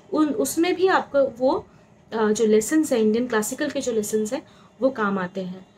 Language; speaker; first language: Hindi; non-native, local second language; Bangla